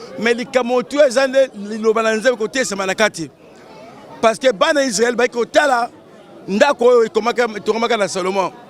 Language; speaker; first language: Lingala; native; Lingala